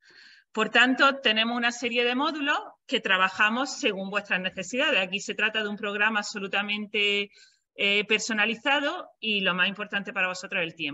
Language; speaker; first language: Spanish; native; Spanish